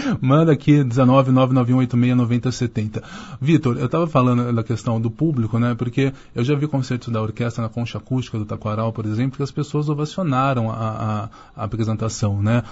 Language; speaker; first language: Portuguese; native; Portuguese